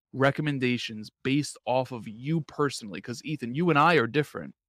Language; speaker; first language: English; native; English